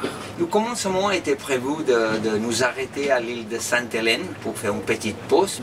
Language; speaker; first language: French; non-native, fluent; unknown